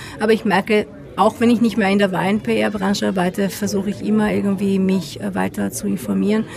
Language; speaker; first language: German; non-native, fluent; Italian